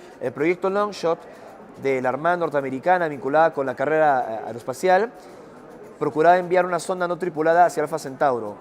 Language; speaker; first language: Spanish; native; Spanish